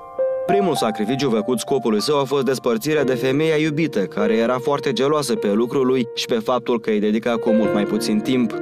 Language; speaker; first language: Romanian; native; Romanian